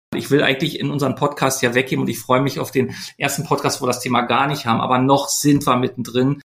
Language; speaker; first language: German; native; German